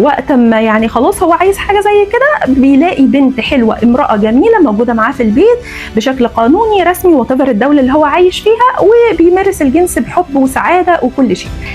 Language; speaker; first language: Egyptian Arabic; early bilingual, heritage; Arabic